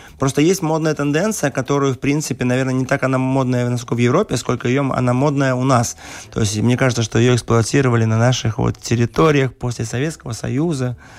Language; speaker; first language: Russian; native; Russian